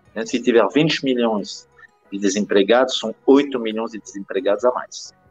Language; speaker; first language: Portuguese; non-native, fluent; French